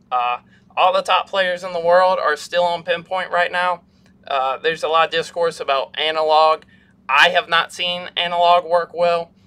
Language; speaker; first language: English; native; English